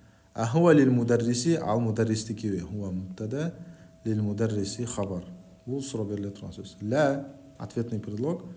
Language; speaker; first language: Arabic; non-native, fluent; Kyrgyz